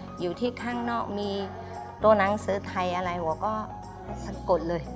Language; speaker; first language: Thai; non-native, local second language; Chinese